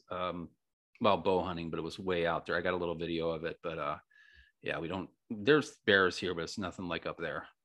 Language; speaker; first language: English; native; English